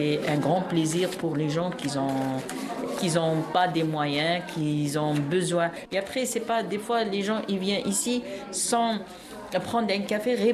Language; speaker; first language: French; non-native, local second language; Arabic